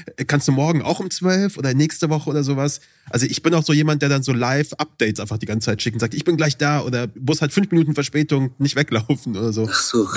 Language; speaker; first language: German; early bilingual, other home language; Persian